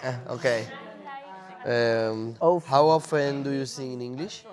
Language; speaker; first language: English; non-native, learner; Spanish